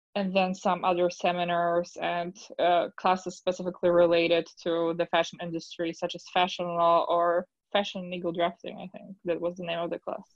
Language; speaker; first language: English; non-native, fluent; Polish